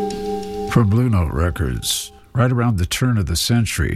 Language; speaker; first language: English; native; English